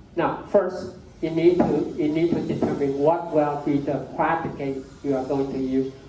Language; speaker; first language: English; non-native, fluent; Chinese